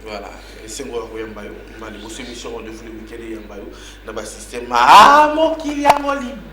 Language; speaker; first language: French; non-native, local second language; Lingala